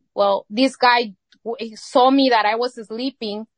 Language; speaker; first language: English; non-native, fluent; Spanish